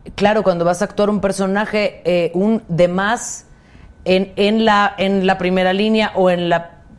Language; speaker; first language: Spanish; native; Spanish